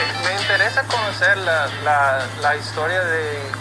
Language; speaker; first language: Spanish; non-native, fluent; English